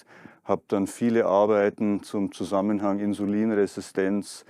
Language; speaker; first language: German; native; German